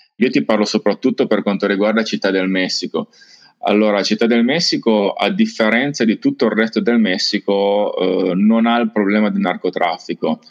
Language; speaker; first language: Italian; native; Italian